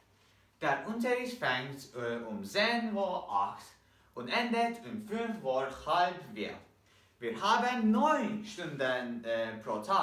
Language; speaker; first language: German; non-native, learner; Turkish